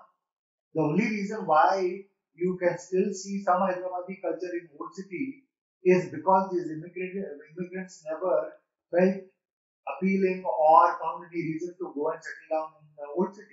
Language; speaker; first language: English; non-native, local second language; Persian